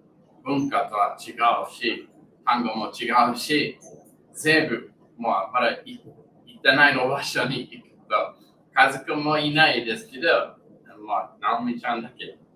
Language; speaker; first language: Japanese; non-native, learner; English